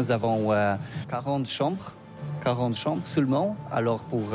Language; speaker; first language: French; non-native, learner; Polish